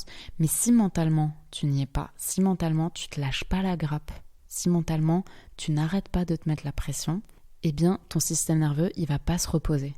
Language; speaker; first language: French; native; French